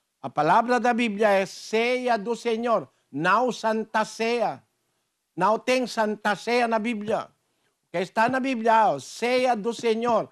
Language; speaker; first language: Portuguese; non-native, fluent; Filipino